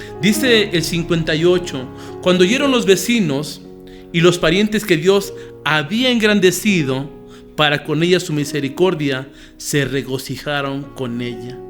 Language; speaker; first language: Spanish; native; Spanish